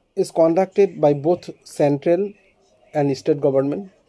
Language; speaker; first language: English; non-native, local second language; Assamese